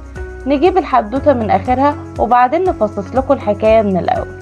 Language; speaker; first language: Arabic; native; Arabic